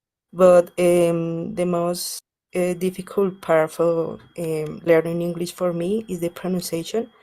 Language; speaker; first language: English; non-native, fluent; Spanish